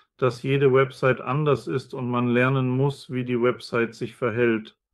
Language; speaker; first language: German; non-native, fluent; Spanish